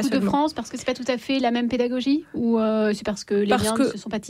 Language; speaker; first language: French; native; French